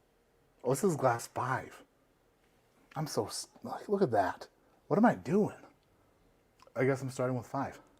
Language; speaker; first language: English; native; English